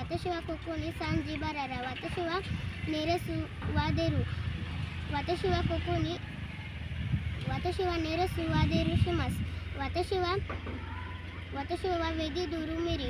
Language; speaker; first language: Japanese; non-native, learner; Marathi